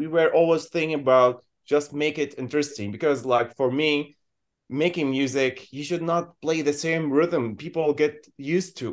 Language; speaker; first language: English; non-native, learner; Arabic